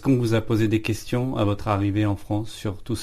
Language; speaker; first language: French; native; French